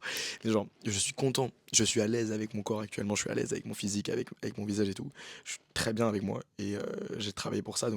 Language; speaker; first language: French; native; French